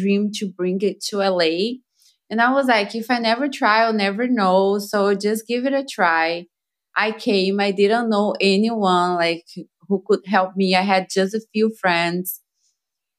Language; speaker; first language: English; non-native, fluent; Portuguese